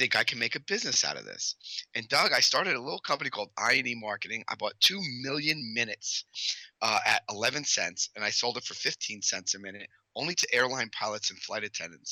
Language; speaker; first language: English; native; English